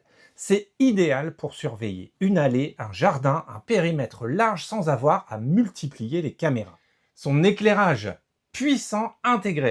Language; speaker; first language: French; native; French